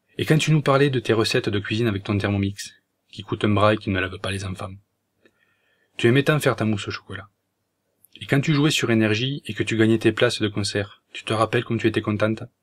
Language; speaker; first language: French; native; French